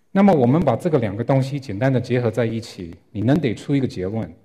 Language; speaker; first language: Chinese; non-native, fluent; English